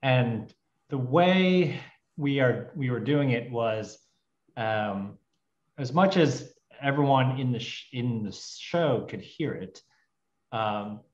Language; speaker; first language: English; native; English